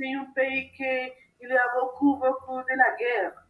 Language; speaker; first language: French; non-native, learner; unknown